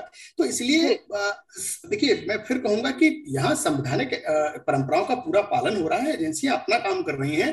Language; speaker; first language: Hindi; native; Hindi